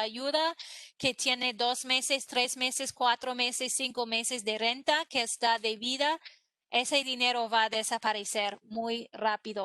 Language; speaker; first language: Spanish; non-native, fluent; English